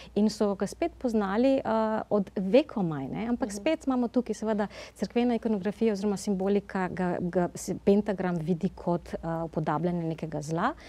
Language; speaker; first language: Slovenian; native; Slovenian